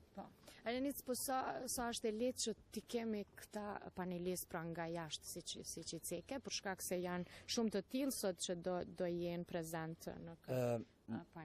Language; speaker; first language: Albanian; native; Albanian